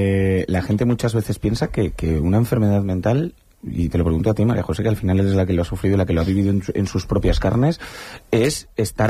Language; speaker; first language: Spanish; native; Spanish